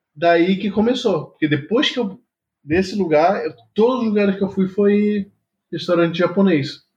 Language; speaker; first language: Portuguese; native; Portuguese